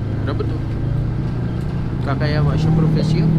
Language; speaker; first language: Russian; non-native, learner; Turkish